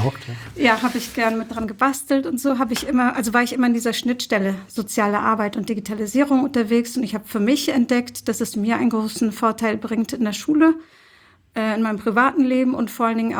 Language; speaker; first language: German; early bilingual, other home language; Turkish